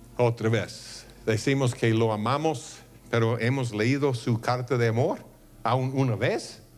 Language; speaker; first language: Spanish; non-native, fluent; English